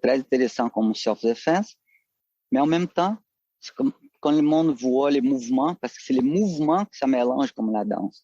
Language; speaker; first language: French; non-native, fluent; Portuguese